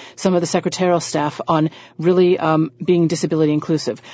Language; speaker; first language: English; native; English